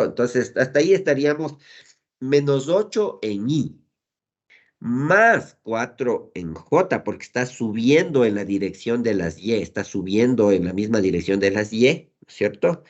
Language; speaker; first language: Spanish; native; Spanish